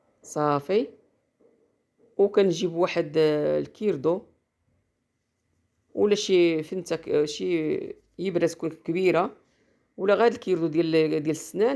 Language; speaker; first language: Arabic; native; Arabic